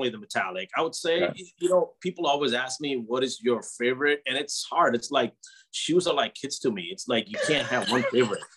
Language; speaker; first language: English; native; English